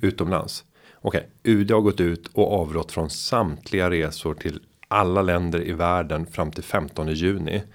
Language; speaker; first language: Swedish; native; Swedish